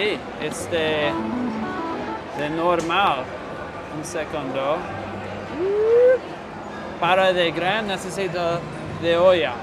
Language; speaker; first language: Spanish; non-native, learner; English